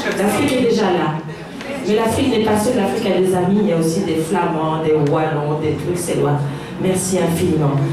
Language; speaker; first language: French; non-native, local second language; Rundi